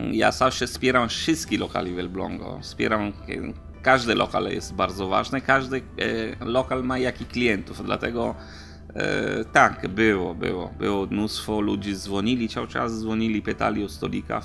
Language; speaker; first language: Polish; non-native, learner; Italian